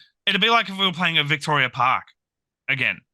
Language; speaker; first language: English; native; English